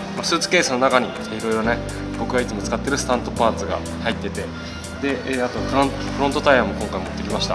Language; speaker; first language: Japanese; native; Japanese